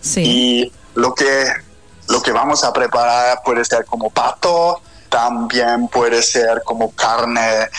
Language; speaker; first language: Spanish; non-native, fluent; German